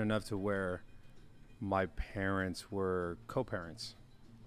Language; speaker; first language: English; native; English